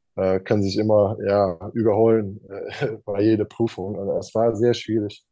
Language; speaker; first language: German; non-native, fluent; English